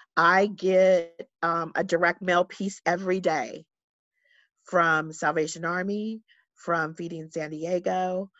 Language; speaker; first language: English; native; English